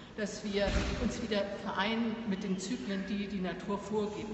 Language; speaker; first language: German; native; German